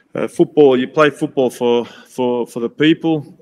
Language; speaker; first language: English; native; English